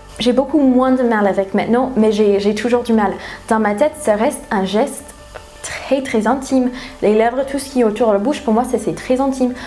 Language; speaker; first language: French; non-native, fluent; English